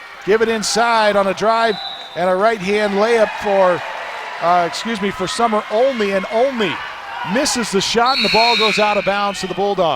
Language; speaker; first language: English; native; English